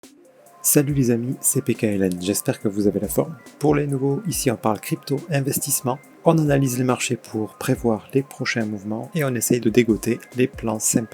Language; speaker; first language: French; native; French